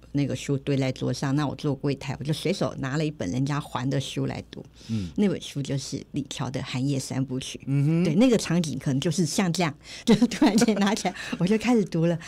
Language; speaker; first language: Chinese; native; Chinese